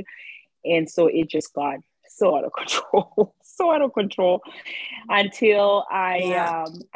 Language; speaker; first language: English; non-native, local second language; Swati